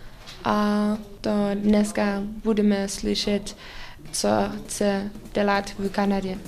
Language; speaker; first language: Czech; non-native, learner; Upper Sorbian